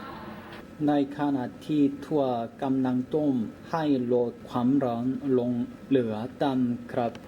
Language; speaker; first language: Thai; non-native, learner; Korean